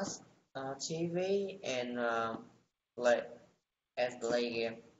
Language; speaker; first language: English; non-native, learner; Vietnamese